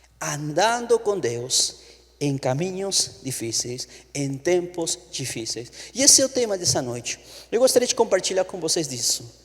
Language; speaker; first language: Portuguese; non-native, fluent; Spanish